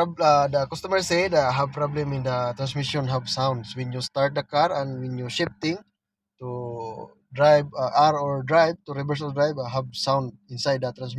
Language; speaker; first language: English; non-native, local second language; Filipino